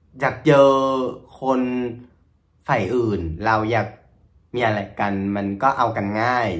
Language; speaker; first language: Thai; non-native, fluent; Vietnamese